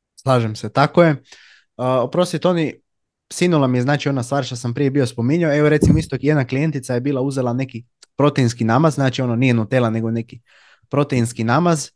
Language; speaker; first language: Croatian; native; Croatian